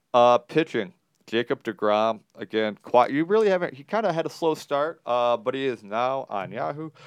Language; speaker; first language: English; native; English